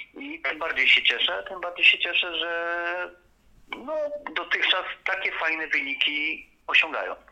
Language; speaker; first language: Polish; native; Polish